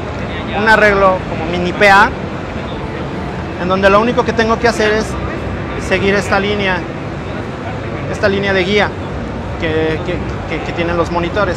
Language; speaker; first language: Spanish; native; Spanish